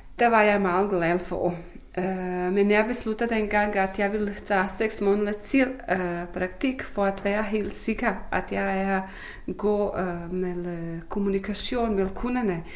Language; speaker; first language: Danish; non-native, fluent; Bosnian